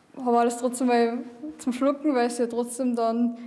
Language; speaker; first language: German; non-native, fluent; Latvian